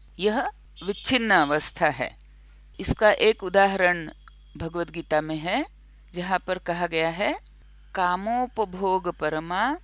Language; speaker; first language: Hindi; non-native, local second language; Marathi